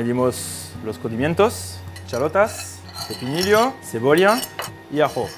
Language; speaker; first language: Spanish; non-native, fluent; French